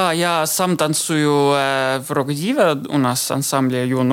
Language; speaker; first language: Russian; non-native, learner; Estonian